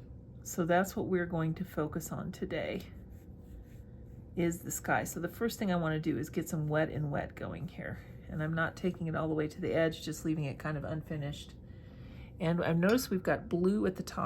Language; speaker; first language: English; native; English